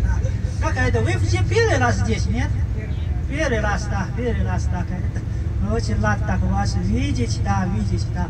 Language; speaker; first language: Russian; non-native, learner; Chinese